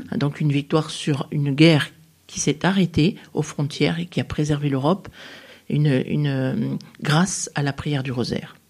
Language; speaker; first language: French; native; French